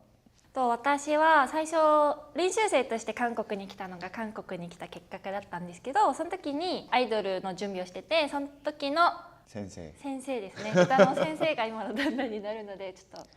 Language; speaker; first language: Japanese; native; Japanese